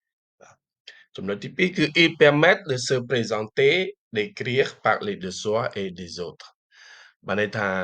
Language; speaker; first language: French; non-native, fluent; Khmer